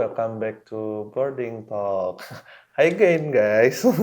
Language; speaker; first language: English; non-native, local second language; Indonesian